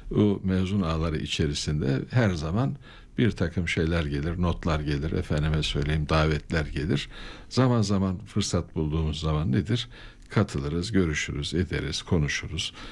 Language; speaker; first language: Turkish; native; Turkish